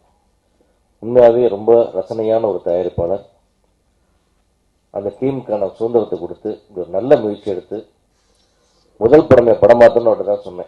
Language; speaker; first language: Tamil; native; Tamil